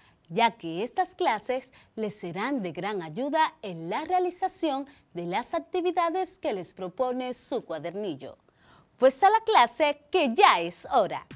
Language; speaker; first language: Spanish; native; Spanish